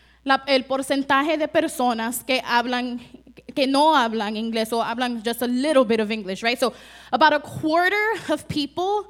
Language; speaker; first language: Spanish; early bilingual, heritage; Spanish